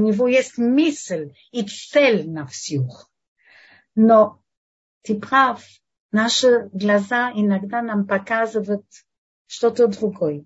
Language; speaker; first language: Russian; non-native, fluent; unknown